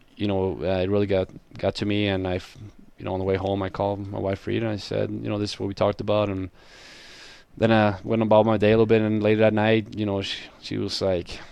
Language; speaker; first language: English; non-native, fluent; Swedish